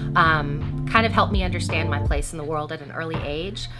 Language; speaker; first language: English; native; English